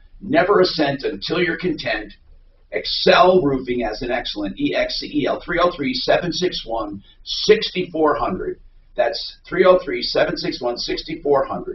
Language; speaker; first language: English; native; English